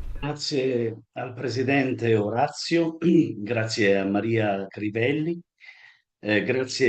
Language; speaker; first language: Italian; native; Italian